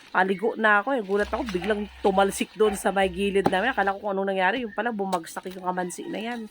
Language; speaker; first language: Filipino; non-native, local second language; Cebuano